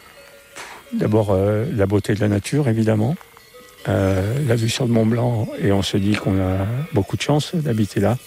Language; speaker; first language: French; native; French